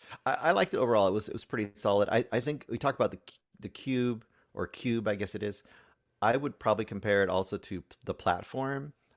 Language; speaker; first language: English; native; English